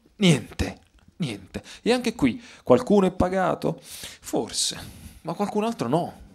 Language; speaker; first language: Italian; native; Italian